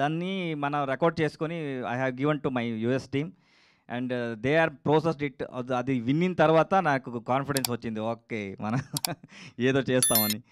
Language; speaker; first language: Telugu; non-native, learner; Kannada